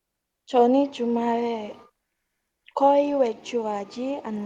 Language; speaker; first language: Korean; non-native, learner; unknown